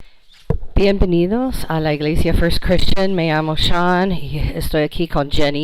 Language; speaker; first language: Spanish; non-native, fluent; English